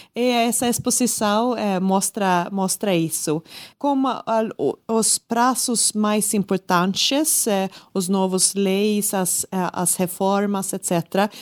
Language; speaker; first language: Portuguese; non-native, learner; Swedish